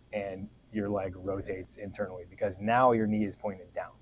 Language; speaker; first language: English; native; English